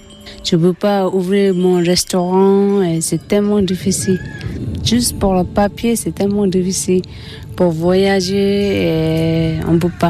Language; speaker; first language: French; non-native, learner; Tibetan